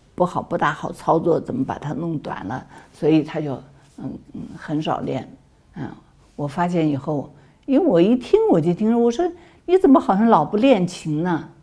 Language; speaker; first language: Chinese; native; Chinese